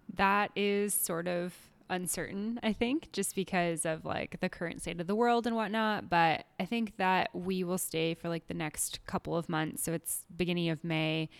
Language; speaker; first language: English; native; English